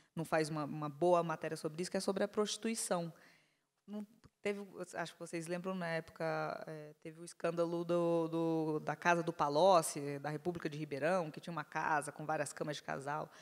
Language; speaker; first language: Portuguese; native; Portuguese